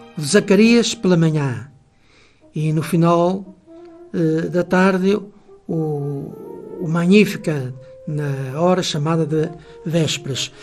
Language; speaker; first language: Portuguese; native; Portuguese